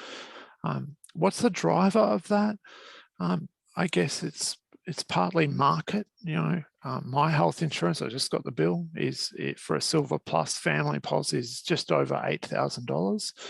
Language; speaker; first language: English; native; English